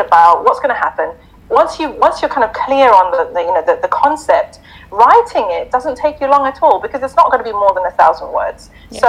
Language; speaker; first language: English; native; English